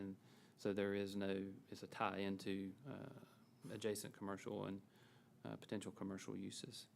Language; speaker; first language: English; native; English